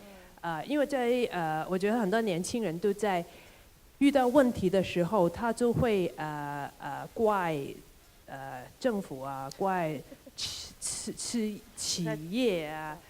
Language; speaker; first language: Chinese; non-native, local second language; Cantonese